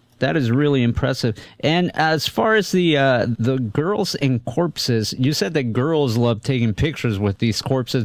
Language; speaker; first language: English; native; English